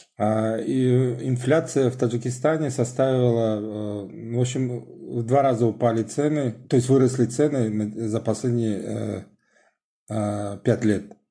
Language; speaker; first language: Russian; non-native, local second language; Tajik